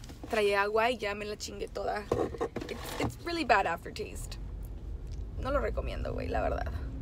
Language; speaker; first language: Spanish; early bilingual, heritage; Spanish